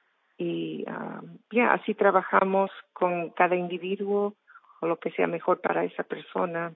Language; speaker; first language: Spanish; non-native, fluent; English